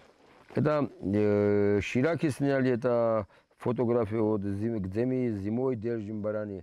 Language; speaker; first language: Russian; non-native, local second language; Georgian